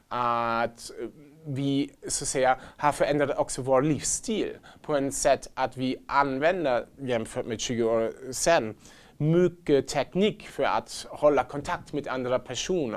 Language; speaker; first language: Swedish; non-native, fluent; German